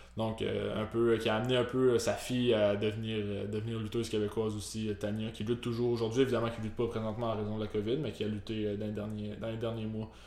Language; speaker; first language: French; native; French